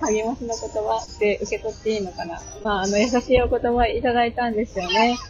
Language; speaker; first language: Japanese; native; Japanese